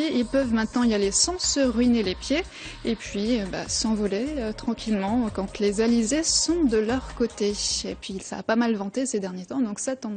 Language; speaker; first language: French; native; French